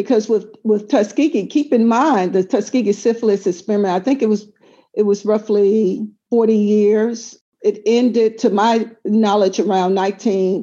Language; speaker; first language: English; native; English